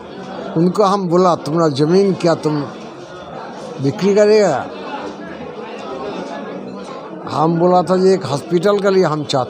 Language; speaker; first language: Hindi; non-native, local second language; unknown